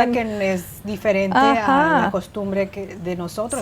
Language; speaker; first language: Spanish; non-native, fluent; Chinese